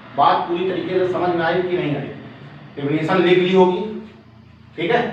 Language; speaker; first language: Hindi; native; Hindi